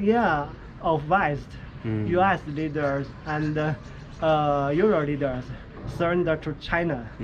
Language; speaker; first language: English; non-native, learner; Chinese